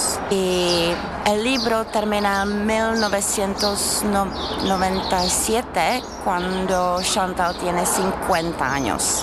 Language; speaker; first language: Spanish; non-native, learner; Czech